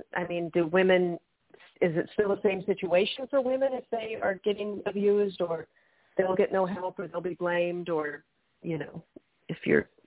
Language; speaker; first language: English; native; English